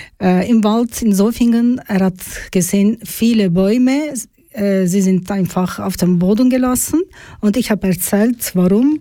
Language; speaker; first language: German; non-native, learner; Turkish